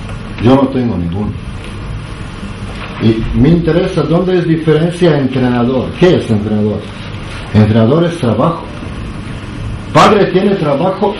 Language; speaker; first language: Spanish; non-native, learner; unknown